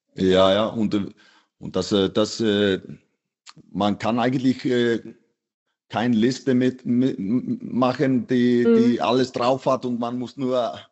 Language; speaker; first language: German; non-native, fluent; Icelandic